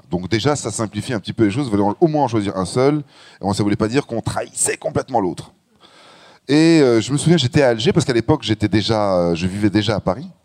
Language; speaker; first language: French; native; French